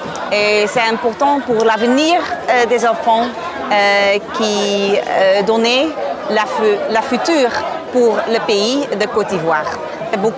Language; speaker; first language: French; non-native, learner; Dutch